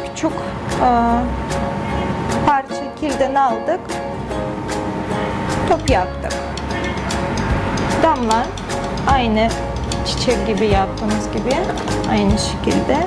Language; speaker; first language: Turkish; non-native, fluent; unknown